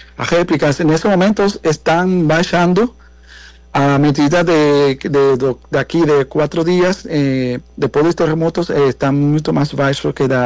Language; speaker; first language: Portuguese; non-native, learner; Spanish